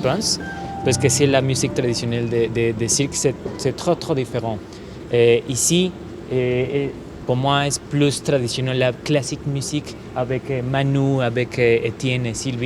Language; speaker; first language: French; non-native, learner; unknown